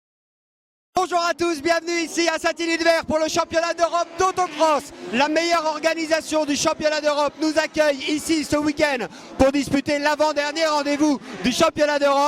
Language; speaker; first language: French; native; French